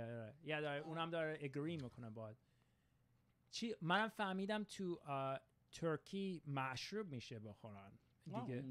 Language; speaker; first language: Persian; early bilingual, heritage; Persian